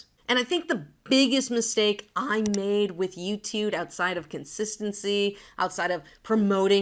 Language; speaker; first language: English; native; English